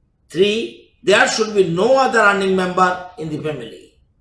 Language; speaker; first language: English; non-native, local second language; Bangla